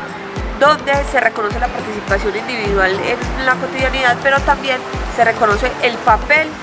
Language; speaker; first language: Spanish; native; Spanish